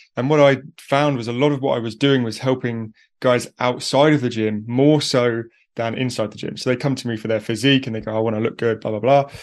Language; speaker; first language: English; native; English